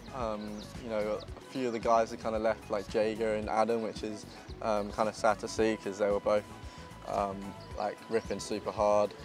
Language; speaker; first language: English; native; English